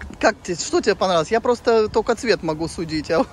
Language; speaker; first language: Russian; native; Russian